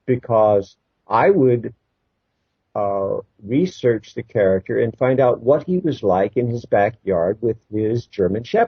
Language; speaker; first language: English; native; English